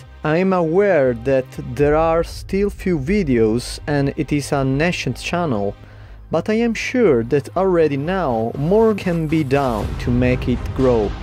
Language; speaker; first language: English; non-native, fluent; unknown